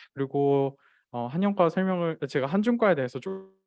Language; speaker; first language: Korean; non-native, fluent; Chinese